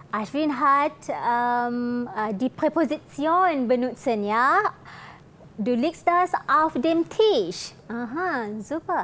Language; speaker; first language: German; non-native, fluent; Malay